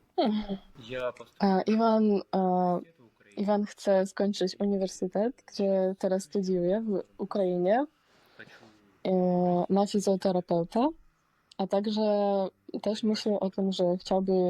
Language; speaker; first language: Polish; non-native, fluent; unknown